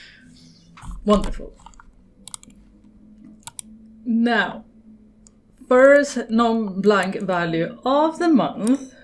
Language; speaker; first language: English; non-native, fluent; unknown